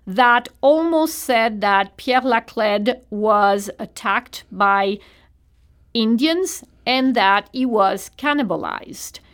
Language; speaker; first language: English; non-native, fluent; French